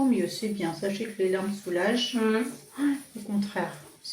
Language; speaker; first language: French; native; French